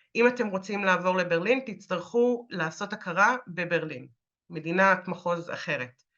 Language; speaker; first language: Hebrew; native; Hebrew